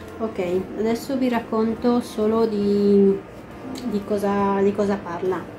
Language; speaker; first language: Italian; non-native, fluent; Spanish